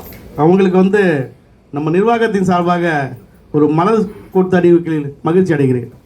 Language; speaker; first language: Tamil; native; Tamil